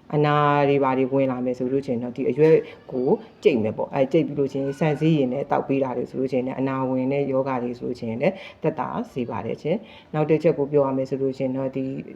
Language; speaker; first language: Burmese; native; Burmese